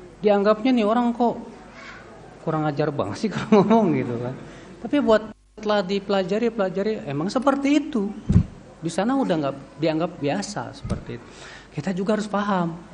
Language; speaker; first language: Indonesian; native; Indonesian